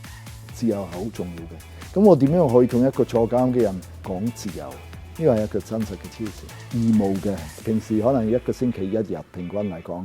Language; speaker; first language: Cantonese; non-native, fluent; German